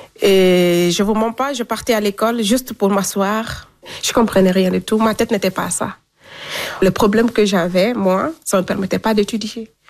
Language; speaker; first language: French; non-native, local second language; Fula